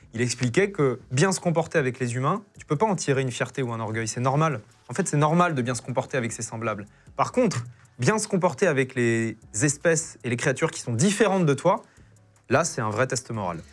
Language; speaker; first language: French; native; French